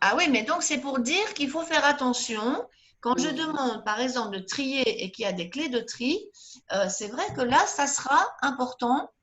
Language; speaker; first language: French; native; French